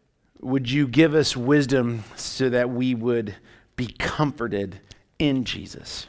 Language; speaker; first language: English; native; English